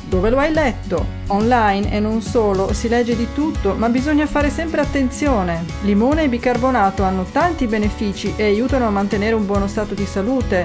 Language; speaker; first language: Italian; native; Italian